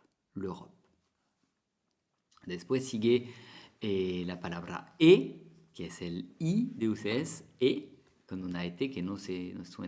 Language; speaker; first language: Spanish; non-native, fluent; French